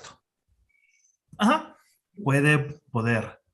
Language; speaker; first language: Spanish; non-native, fluent; English